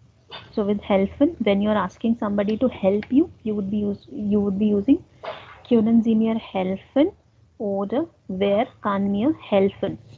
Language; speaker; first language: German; non-native, fluent; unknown